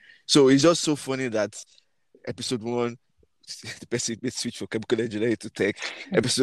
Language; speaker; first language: English; non-native, local second language; Yoruba